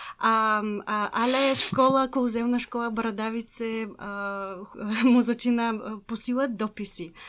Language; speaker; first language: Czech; non-native, fluent; Bulgarian